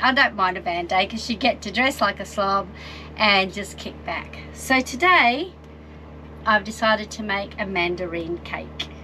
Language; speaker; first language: English; native; English